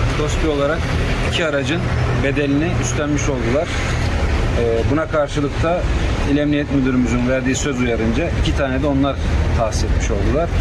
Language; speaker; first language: Turkish; native; Turkish